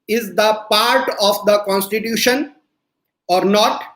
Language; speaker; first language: English; non-native, local second language; Hindi